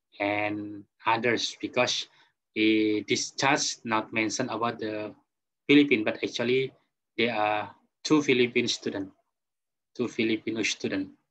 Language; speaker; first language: English; non-native, fluent; Indonesian